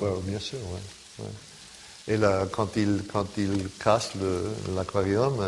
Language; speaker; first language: French; non-native, fluent; German